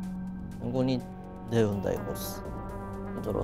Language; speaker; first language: Georgian; non-native, fluent; Japanese